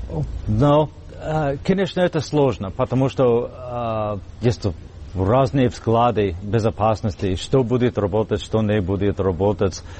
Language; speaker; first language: Russian; non-native, fluent; English